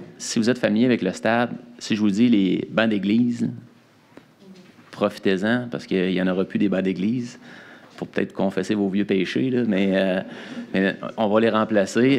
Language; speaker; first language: French; native; French